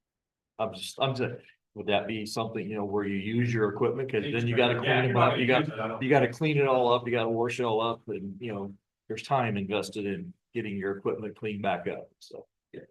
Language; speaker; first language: English; native; English